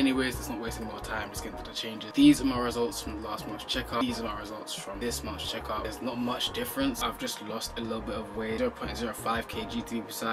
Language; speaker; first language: English; native; English